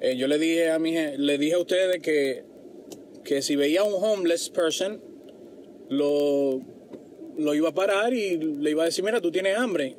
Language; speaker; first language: Spanish; native; Spanish